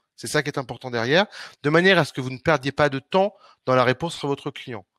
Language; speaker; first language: French; native; French